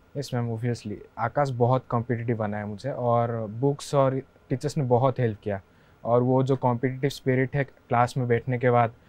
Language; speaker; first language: Hindi; native; Hindi